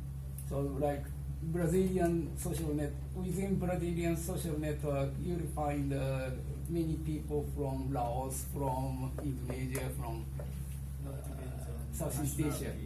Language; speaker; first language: English; non-native, fluent; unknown